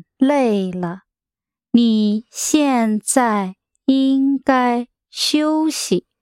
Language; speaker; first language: Chinese; non-native, learner; English